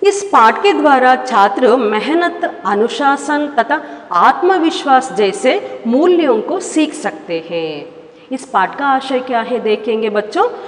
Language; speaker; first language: Hindi; non-native, local second language; Kannada